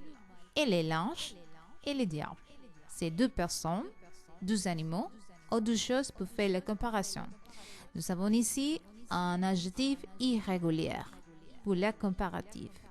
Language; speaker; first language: French; non-native, learner; Spanish